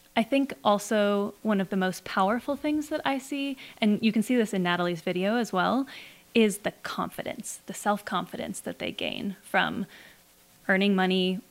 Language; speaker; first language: English; native; English